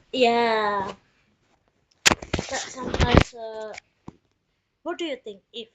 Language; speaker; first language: English; non-native, fluent; Indonesian